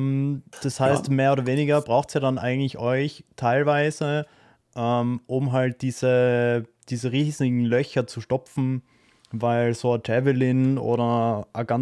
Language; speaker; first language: German; native; German